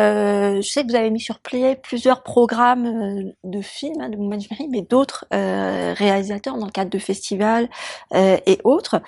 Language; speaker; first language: French; native; French